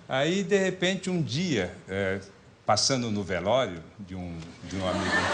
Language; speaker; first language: Portuguese; early bilingual, other home language; Japanese